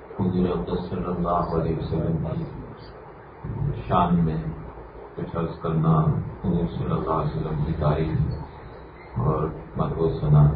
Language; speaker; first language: Urdu; native; Urdu